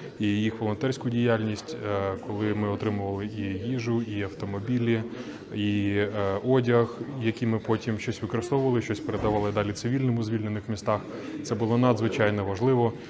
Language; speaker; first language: Ukrainian; native; Ukrainian